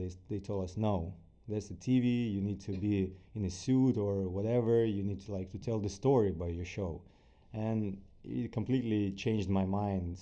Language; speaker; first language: English; non-native, fluent; Ukrainian